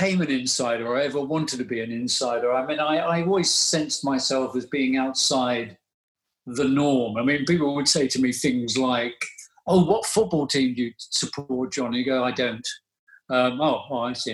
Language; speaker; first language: English; native; English